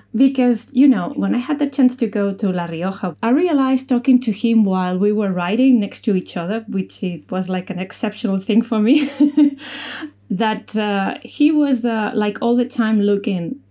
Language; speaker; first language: English; non-native, fluent; Spanish